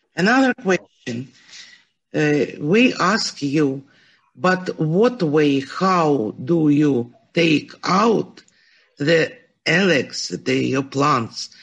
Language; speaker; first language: English; non-native, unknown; Ukrainian